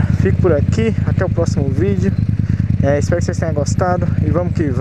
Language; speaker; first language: Portuguese; native; Portuguese